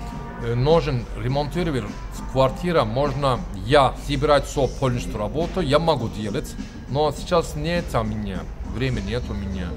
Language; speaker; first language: Russian; non-native, learner; Turkish